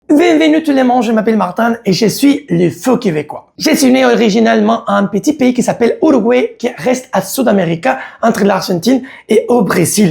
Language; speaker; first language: French; non-native, learner; Spanish